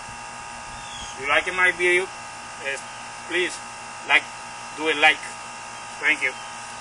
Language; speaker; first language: English; non-native, learner; Spanish